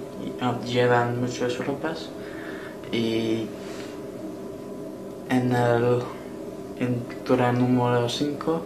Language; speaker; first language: Spanish; non-native, learner; English